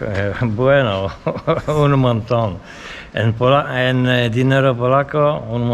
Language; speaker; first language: Spanish; non-native, fluent; Polish